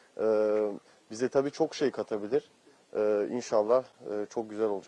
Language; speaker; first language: Turkish; early bilingual, heritage; Turkish